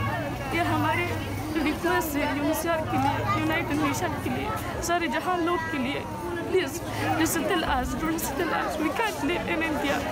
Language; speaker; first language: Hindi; non-native, learner; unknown